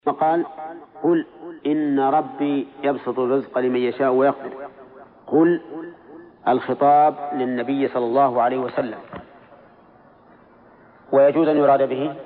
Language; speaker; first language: Arabic; native; Arabic